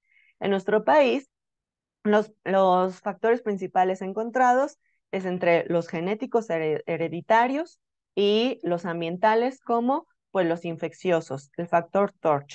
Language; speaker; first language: Spanish; native; Spanish